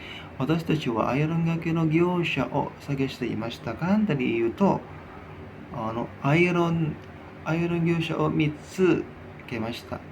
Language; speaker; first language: Japanese; non-native, learner; Indonesian